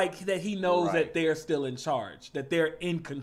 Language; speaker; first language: English; native; English